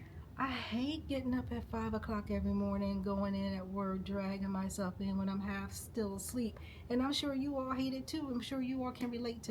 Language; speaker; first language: English; native; English